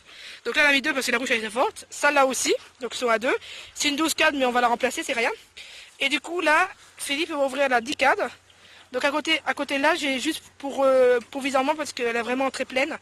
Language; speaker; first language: French; native; French